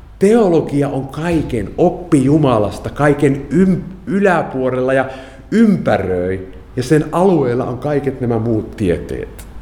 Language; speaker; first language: Finnish; non-native, fluent; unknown